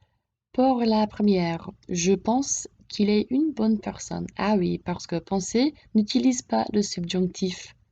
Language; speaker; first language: French; non-native, fluent; English